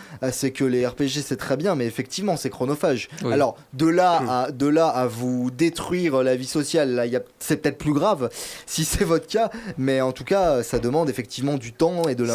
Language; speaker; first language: French; native; French